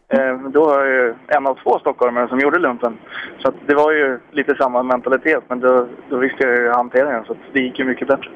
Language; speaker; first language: Swedish; native; Swedish